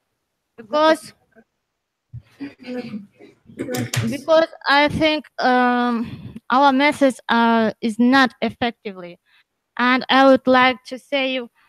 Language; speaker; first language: English; non-native, learner; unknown